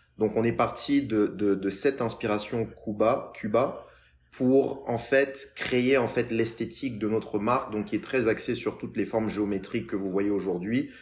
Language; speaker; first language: French; non-native, local second language; Lingala